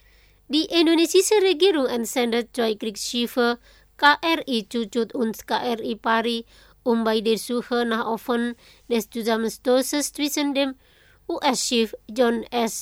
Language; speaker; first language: German; non-native, fluent; Indonesian